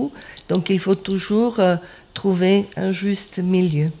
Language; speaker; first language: French; non-native, fluent; Croatian